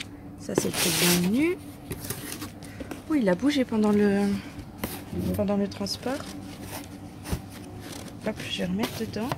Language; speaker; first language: French; native; French